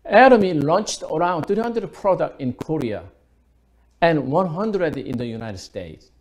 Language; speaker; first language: English; non-native, fluent; Korean